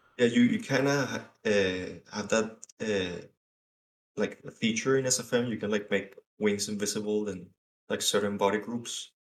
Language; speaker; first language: English; non-native, fluent; Spanish